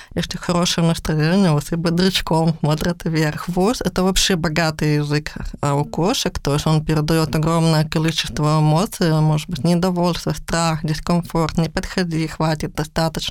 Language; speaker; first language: Russian; native; Russian